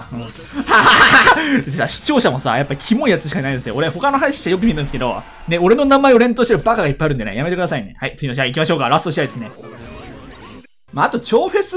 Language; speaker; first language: Japanese; native; Japanese